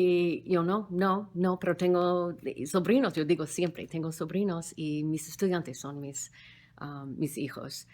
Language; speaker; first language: Spanish; non-native, fluent; English